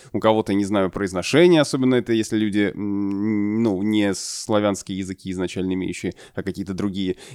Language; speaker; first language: Russian; native; Russian